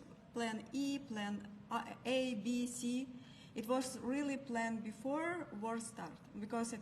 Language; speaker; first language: English; non-native, learner; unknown